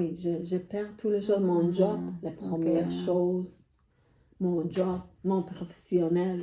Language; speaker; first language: French; non-native, learner; Persian